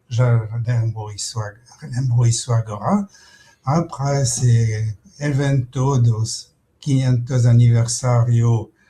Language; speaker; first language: Portuguese; non-native, fluent; French